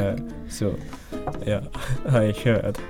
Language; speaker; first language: English; non-native, learner; Japanese